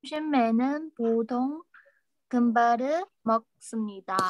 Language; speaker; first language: Korean; non-native, learner; Burmese